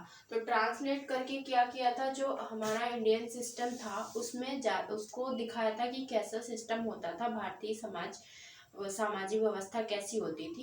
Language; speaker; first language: Hindi; native; Hindi